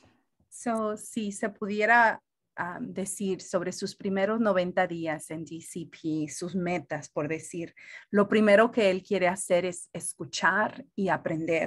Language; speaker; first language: Spanish; early bilingual, heritage; Spanish